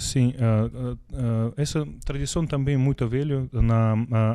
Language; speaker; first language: Portuguese; non-native, learner; Russian